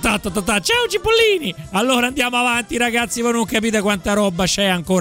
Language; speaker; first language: Italian; native; Italian